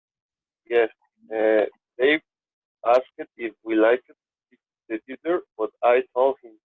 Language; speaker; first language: English; non-native, learner; Spanish